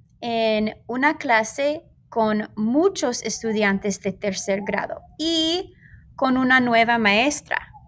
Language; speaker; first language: Spanish; non-native, fluent; English